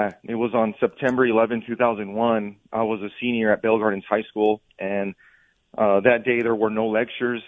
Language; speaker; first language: English; native; English